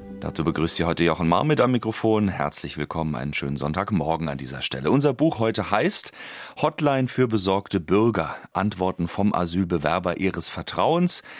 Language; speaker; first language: German; native; German